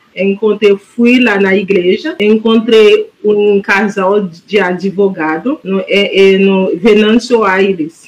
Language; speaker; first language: Portuguese; non-native, fluent; Haitian Creole